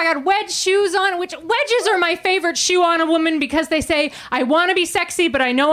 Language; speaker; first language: English; native; English